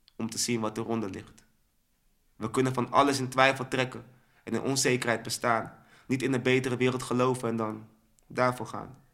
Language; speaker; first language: Dutch; early bilingual, other home language; Sranan Tongo